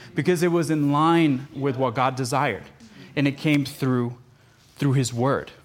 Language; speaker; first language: English; early bilingual, other home language; Spanish